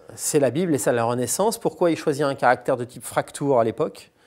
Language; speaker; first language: French; native; French